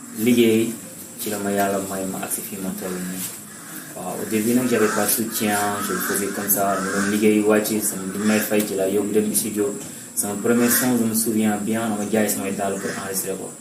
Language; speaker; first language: Wolof; non-native, local second language; Jola-Fonyi